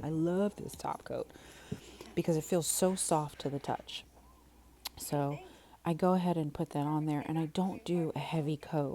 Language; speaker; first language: English; native; English